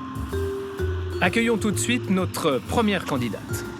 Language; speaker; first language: French; native; French